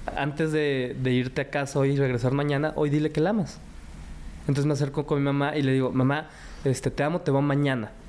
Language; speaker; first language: Spanish; early bilingual, other home language; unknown